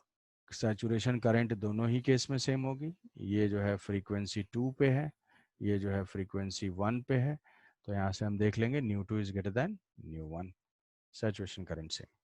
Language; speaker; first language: Hindi; native; Hindi